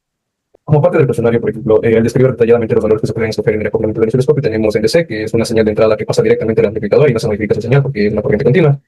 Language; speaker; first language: Spanish; native; Spanish